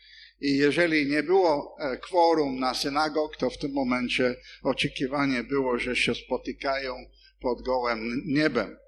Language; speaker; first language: Polish; non-native, fluent; English